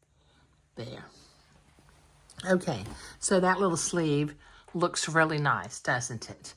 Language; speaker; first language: English; native; English